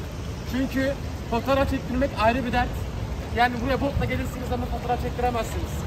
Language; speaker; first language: Turkish; native; Turkish